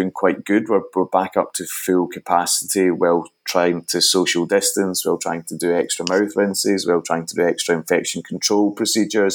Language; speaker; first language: English; native; English